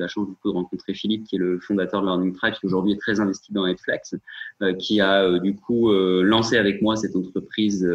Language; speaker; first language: French; native; French